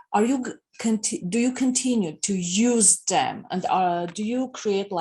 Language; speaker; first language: English; non-native, fluent; Armenian